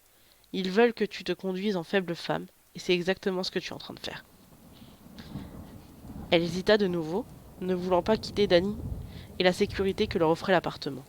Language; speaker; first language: French; native; French